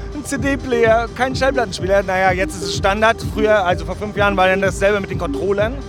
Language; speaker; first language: German; native; German